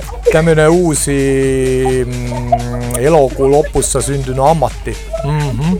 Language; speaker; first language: Finnish; non-native, learner; Estonian